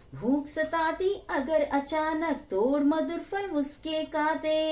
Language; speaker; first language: Hindi; non-native, local second language; Telugu